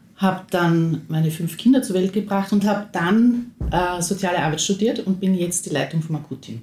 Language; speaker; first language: German; native; German